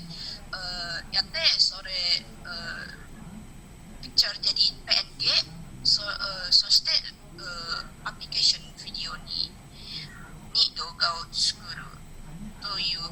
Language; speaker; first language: Japanese; non-native, learner; Indonesian